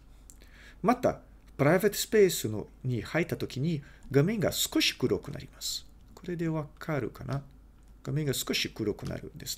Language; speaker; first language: Japanese; non-native, fluent; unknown